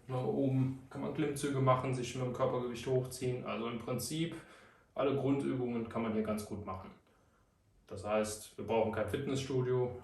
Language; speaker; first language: German; native; German